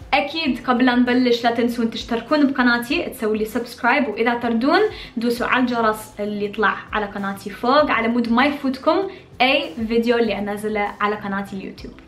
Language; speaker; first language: Arabic; early bilingual, heritage; Arabic